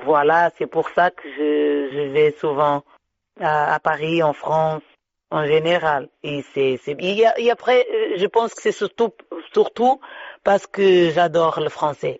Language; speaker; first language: French; non-native, fluent; Kabuverdianu